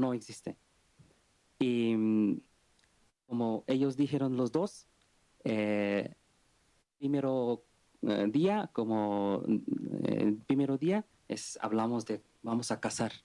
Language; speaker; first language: Spanish; non-native, learner; Bangla